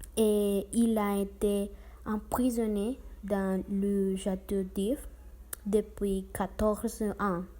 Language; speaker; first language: French; non-native, learner; Spanish